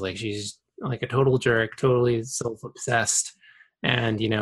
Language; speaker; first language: English; native; English